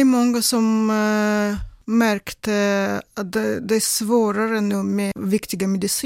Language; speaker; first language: Swedish; non-native, fluent; Russian